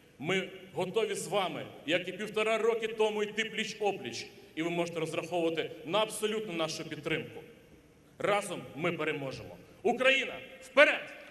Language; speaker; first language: Ukrainian; native; Ukrainian